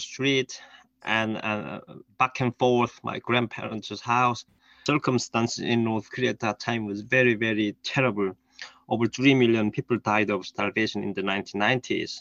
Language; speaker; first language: English; non-native, fluent; Korean